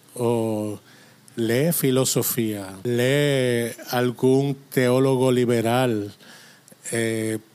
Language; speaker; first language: Spanish; non-native, fluent; English